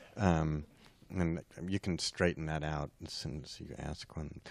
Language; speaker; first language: English; native; English